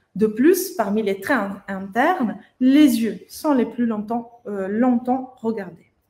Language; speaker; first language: French; non-native, fluent; Italian